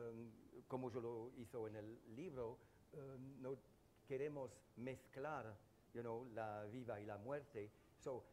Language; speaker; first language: Spanish; non-native, learner; French